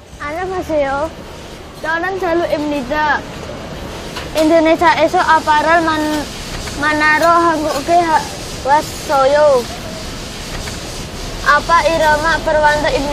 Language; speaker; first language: Korean; non-native, learner; Indonesian